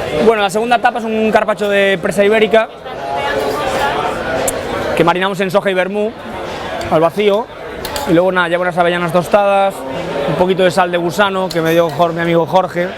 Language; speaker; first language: Spanish; native; Spanish